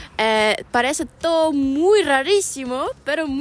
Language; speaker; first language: Spanish; non-native, learner; Ukrainian